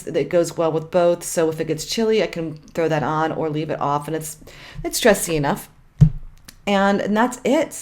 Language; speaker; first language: English; native; English